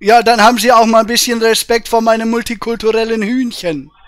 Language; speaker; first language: German; native; German